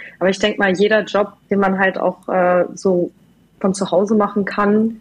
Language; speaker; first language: German; native; German